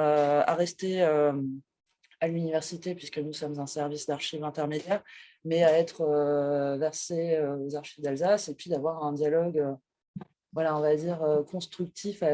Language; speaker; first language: French; native; French